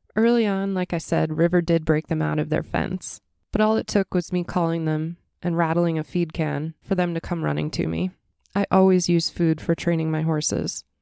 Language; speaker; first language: English; native; English